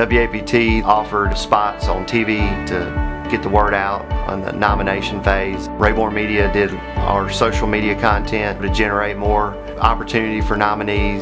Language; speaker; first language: English; native; English